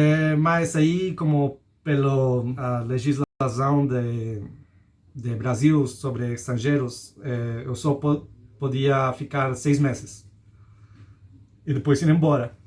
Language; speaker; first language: Portuguese; non-native, fluent; Spanish